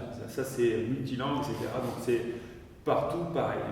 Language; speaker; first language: French; native; French